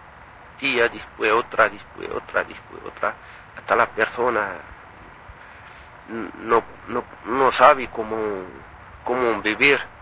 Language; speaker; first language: Spanish; non-native, learner; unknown